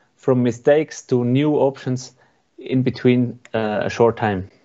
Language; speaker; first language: English; non-native, learner; Swiss German